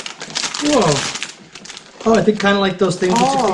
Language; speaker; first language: English; native; English